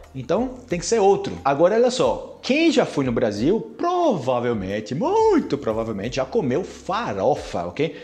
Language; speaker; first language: Portuguese; native; Portuguese